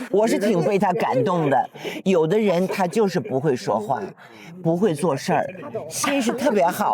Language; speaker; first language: Chinese; native; Chinese